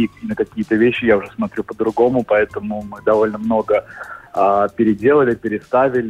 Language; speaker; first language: Russian; native; Russian